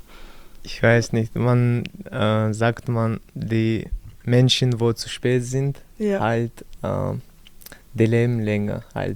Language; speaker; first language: German; non-native, learner; Chechen